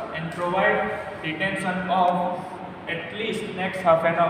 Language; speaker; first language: English; non-native, local second language; Gujarati